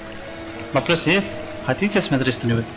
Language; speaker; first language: Russian; non-native, learner; Spanish